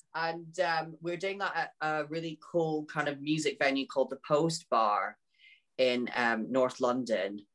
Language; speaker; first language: English; native; English